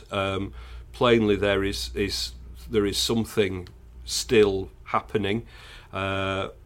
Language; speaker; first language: English; native; English